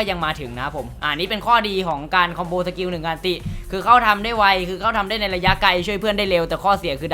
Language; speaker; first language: Thai; native; Thai